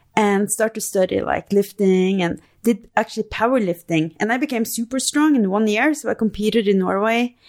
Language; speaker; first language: English; non-native, fluent; Norwegian